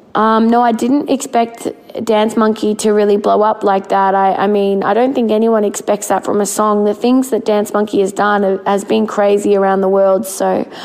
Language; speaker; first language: English; native; English